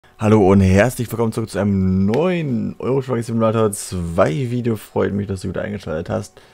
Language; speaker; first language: German; native; German